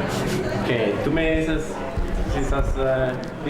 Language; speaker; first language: Spanish; non-native, fluent; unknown